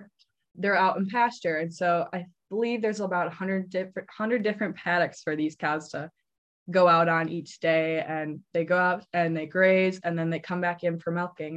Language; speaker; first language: English; native; English